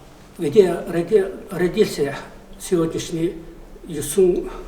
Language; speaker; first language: Russian; non-native, learner; Mongolian